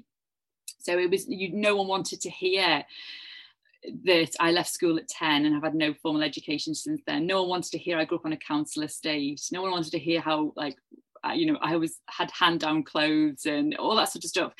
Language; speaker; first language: English; native; English